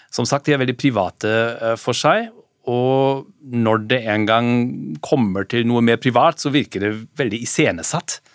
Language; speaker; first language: Norwegian; non-native, fluent; German